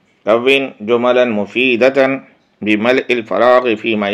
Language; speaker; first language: Arabic; non-native, fluent; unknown